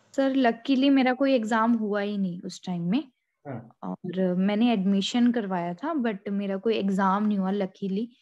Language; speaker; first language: Hindi; native; Hindi